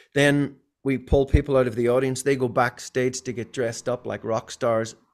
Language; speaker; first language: English; native; English